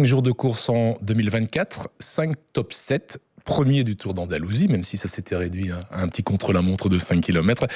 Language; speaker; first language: French; native; French